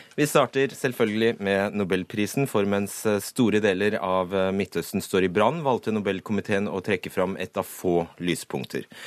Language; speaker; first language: Norwegian; native; Norwegian